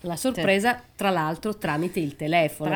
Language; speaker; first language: Italian; native; Italian